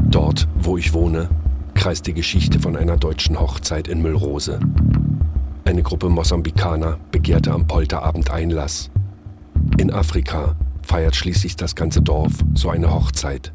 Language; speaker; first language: German; native; German